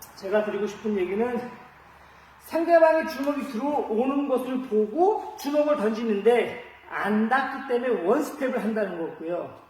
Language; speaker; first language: Korean; native; Korean